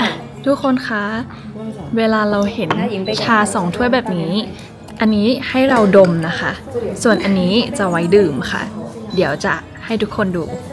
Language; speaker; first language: Thai; native; Thai